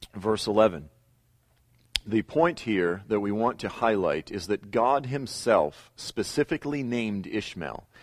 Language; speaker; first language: English; native; English